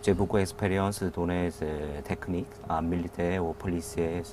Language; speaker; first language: French; non-native, learner; Korean